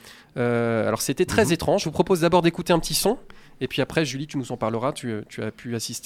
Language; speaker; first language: French; native; French